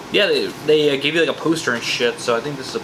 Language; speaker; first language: English; native; English